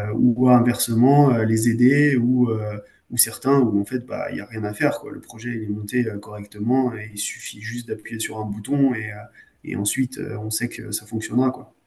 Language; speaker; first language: French; native; French